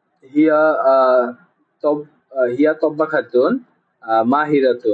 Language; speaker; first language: Arabic; non-native, learner; Bangla